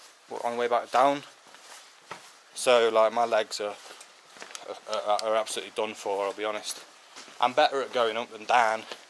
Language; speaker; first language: English; native; English